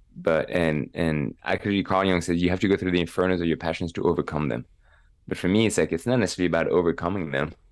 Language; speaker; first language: English; non-native, fluent; French